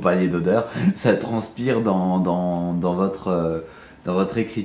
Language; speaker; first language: French; native; French